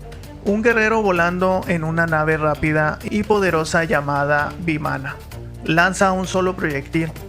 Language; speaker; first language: Spanish; native; Spanish